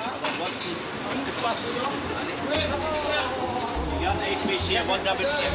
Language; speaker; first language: German; native; German